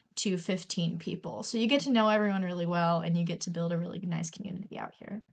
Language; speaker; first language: English; native; English